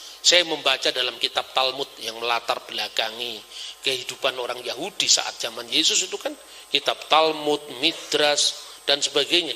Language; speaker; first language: Indonesian; non-native, local second language; Javanese